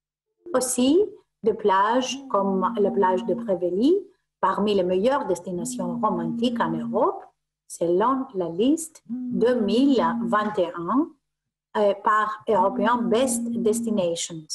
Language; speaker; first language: French; non-native, fluent; Greek